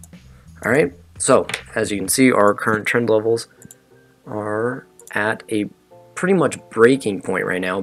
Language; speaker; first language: English; native; English